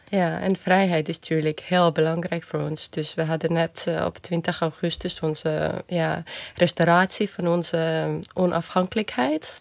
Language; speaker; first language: Dutch; non-native, fluent; Estonian